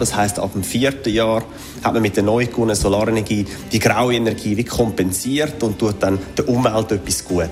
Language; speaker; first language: German; native; German